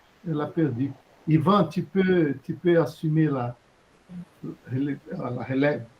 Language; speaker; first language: French; non-native, fluent; Portuguese